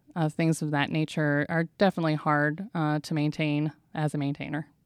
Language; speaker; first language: English; native; English